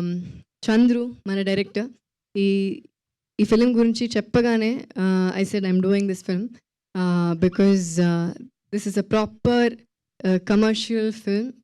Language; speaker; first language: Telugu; non-native, local second language; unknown